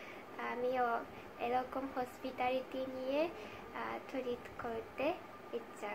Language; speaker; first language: Bangla; non-native, fluent; Japanese